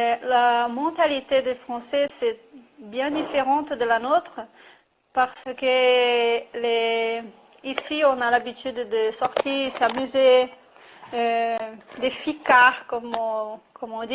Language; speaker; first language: French; non-native, fluent; Portuguese